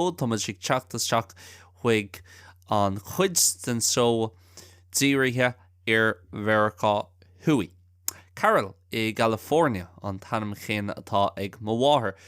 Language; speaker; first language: Irish; non-native, local second language; English